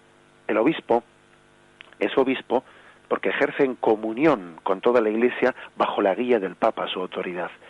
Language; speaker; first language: Spanish; native; Spanish